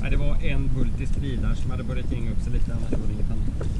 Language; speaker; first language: Swedish; native; Swedish